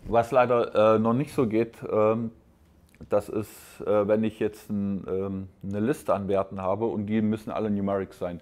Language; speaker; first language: German; native; German